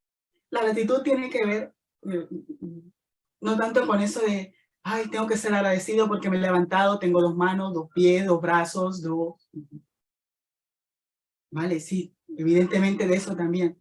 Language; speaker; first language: Spanish; native; Spanish